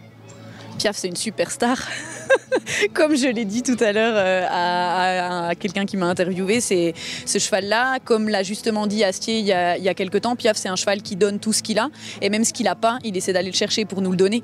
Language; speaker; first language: French; native; French